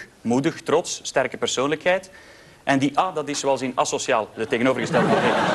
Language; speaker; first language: Dutch; native; Dutch